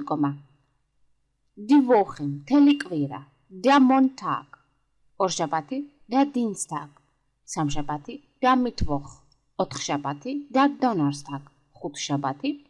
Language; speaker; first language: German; non-native, fluent; Georgian